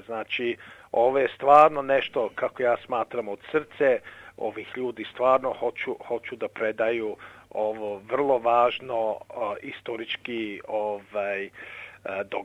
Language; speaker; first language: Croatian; early bilingual, heritage; English